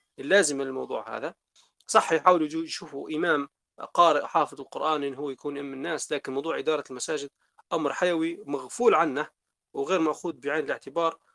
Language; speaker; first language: Arabic; native; Arabic